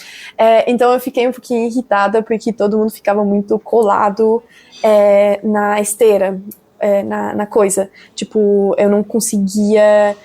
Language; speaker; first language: Portuguese; non-native, fluent; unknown